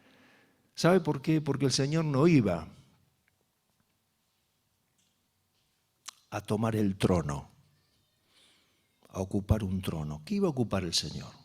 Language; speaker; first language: Spanish; native; Spanish